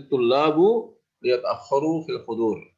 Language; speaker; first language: Arabic; non-native, fluent; Indonesian